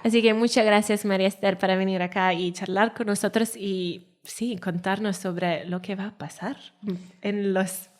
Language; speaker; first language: Spanish; non-native, learner; Welsh